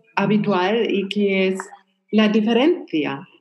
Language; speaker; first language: Spanish; non-native, learner; German